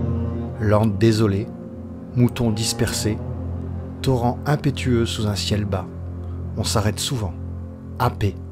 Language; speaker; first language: French; native; French